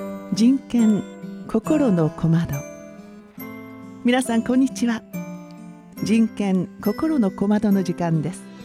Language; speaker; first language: Japanese; native; Japanese